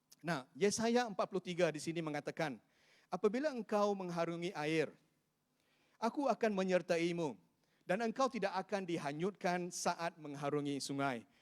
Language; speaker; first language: Malay; non-native, local second language; Chinese